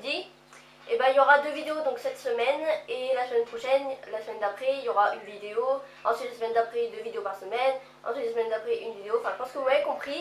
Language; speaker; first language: French; native; French